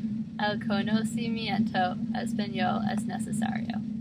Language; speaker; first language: Spanish; non-native, learner; English